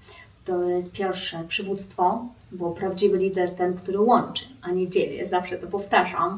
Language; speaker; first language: Polish; non-native, fluent; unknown